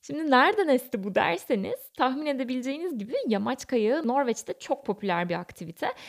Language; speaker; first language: Turkish; native; Turkish